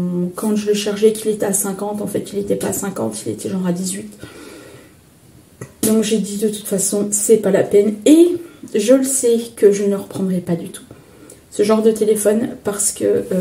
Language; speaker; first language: French; native; French